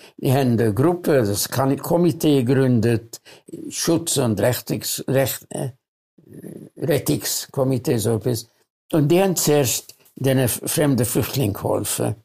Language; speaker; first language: German; early bilingual, other home language; Hungarian